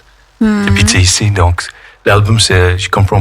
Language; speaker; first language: French; non-native, fluent; English